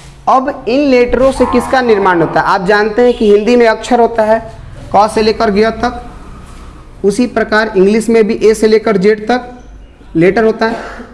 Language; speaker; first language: Hindi; native; Hindi